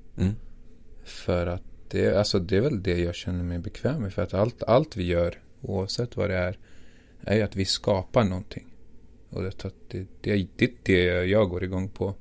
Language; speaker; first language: Swedish; early bilingual, other home language; Assyrian Neo-Aramaic